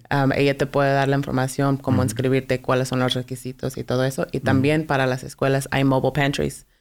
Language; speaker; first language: Spanish; early bilingual, heritage; Spanish